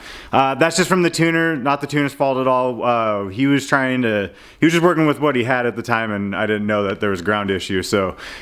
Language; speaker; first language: English; native; English